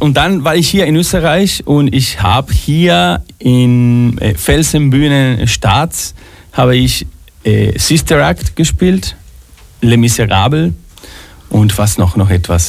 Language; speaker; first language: German; non-native, fluent; Spanish